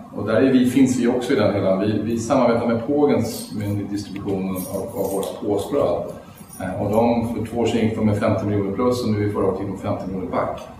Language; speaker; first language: Swedish; native; Swedish